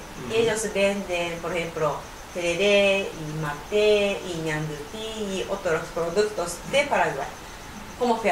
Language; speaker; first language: Spanish; non-native, learner; Japanese